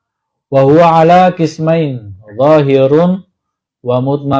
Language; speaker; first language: Arabic; non-native, fluent; Indonesian